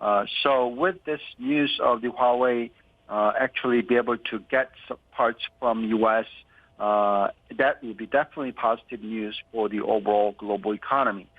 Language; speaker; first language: English; non-native, fluent; Korean